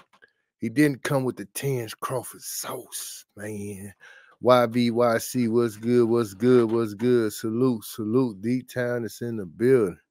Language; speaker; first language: English; native; English